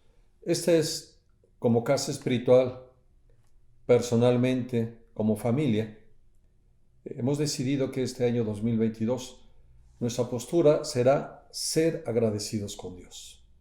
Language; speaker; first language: Spanish; native; Spanish